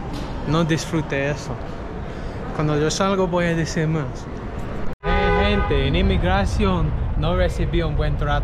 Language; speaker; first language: Spanish; non-native, learner; English